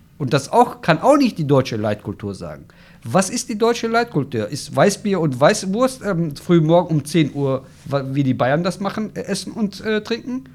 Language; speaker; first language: German; non-native, fluent; Turkish